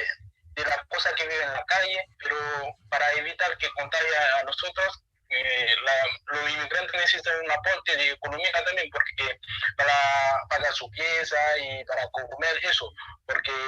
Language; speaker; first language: Spanish; non-native, learner; Haitian Creole